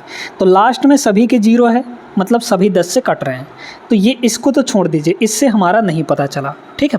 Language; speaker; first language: Hindi; native; Hindi